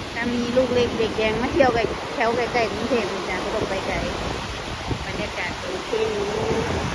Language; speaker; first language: Thai; non-native, local second language; Northeastern Thai